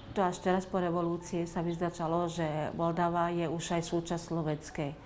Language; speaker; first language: Slovak; non-native, local second language; Hungarian